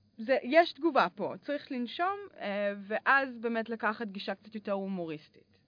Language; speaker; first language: Hebrew; early bilingual, other home language; English